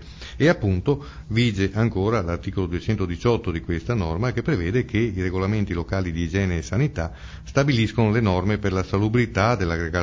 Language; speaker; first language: Italian; native; Italian